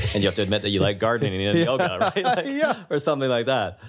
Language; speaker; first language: English; native; English